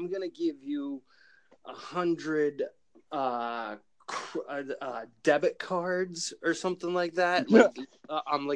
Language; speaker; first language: English; native; English